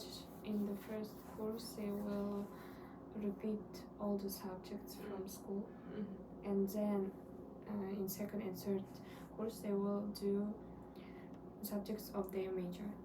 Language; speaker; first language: English; non-native, learner; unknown